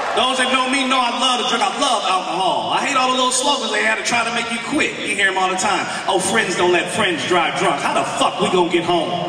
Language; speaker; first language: English; native; English